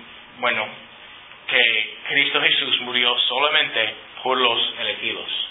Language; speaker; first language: Spanish; non-native, fluent; English